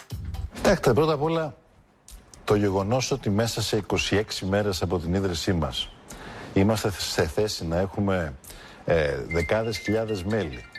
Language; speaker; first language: Greek; native; Greek